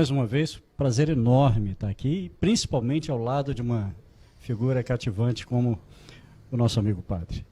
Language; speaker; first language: Portuguese; native; Portuguese